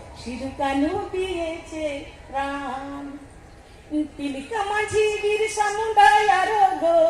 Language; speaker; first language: Bangla; non-native, local second language; Santali